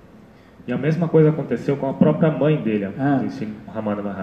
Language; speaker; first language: Portuguese; native; Portuguese